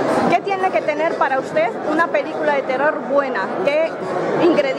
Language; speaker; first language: Spanish; native; Spanish